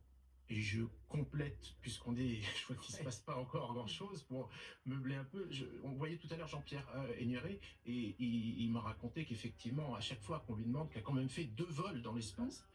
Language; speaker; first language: French; native; French